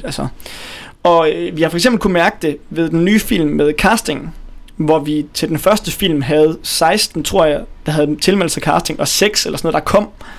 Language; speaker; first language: Danish; native; Danish